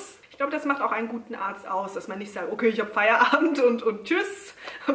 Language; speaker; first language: German; native; German